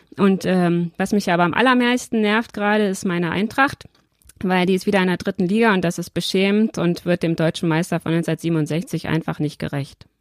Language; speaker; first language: German; native; German